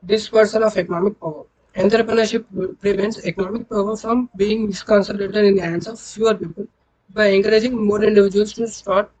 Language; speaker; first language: English; non-native, local second language; Telugu